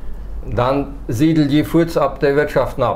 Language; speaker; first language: German; non-native, local second language; Plautdietsch